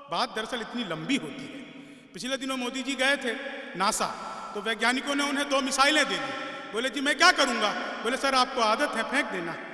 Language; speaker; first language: Hindi; native; Hindi